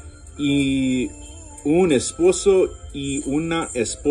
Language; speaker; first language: Spanish; non-native, learner; English